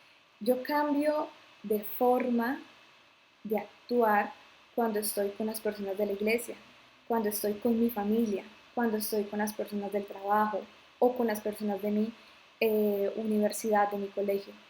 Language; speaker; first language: Spanish; native; Spanish